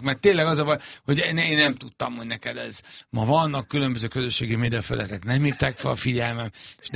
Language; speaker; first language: Hungarian; native; Hungarian